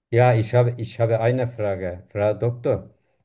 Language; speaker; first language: German; non-native, learner; Turkish